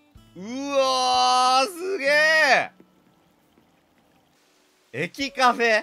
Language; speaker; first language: Japanese; native; Japanese